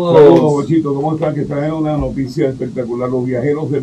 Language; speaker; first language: Spanish; native; Spanish